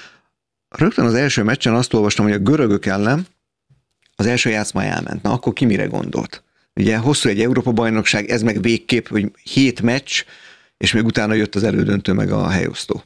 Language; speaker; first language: Hungarian; native; Hungarian